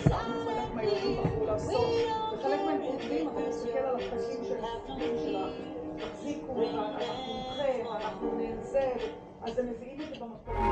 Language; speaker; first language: Hebrew; native; Hebrew